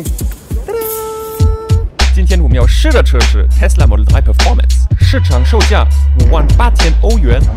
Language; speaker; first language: Chinese; non-native, fluent; German